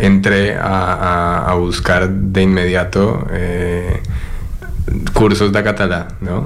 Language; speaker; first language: Catalan; non-native, learner; Spanish